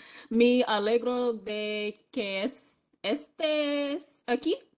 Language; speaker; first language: Spanish; non-native, learner; English